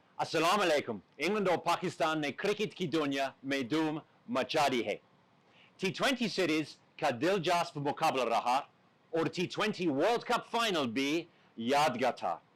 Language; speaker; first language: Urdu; non-native, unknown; English